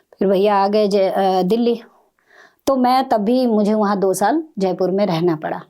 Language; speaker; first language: Hindi; native; Hindi